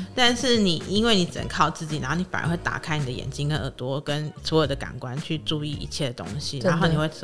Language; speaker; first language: Chinese; native; Chinese